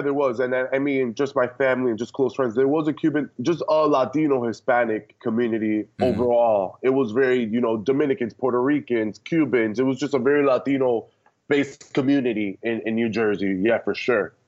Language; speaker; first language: English; early bilingual, other home language; Spanish